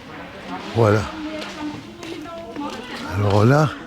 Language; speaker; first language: French; native; French